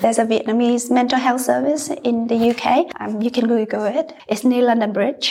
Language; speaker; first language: English; non-native, fluent; Vietnamese